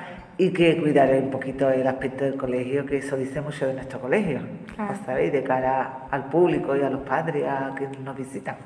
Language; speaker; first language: Spanish; native; Spanish